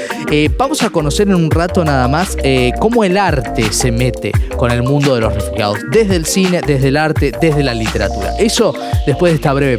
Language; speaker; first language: Spanish; native; Spanish